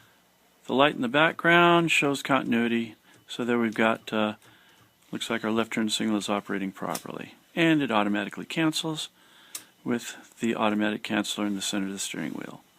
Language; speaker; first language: English; native; English